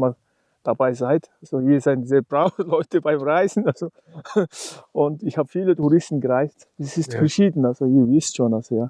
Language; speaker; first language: German; non-native, learner; Mongolian